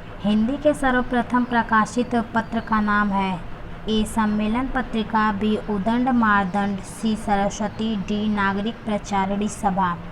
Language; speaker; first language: Hindi; native; Hindi